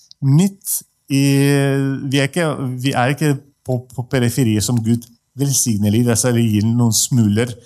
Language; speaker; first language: Norwegian; non-native, fluent; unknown